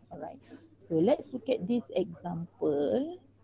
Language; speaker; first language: English; non-native, local second language; Malay